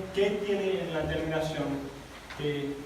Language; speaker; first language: Spanish; non-native, fluent; English